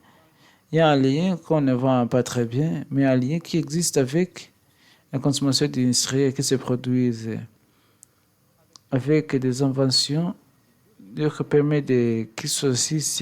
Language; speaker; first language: French; non-native, learner; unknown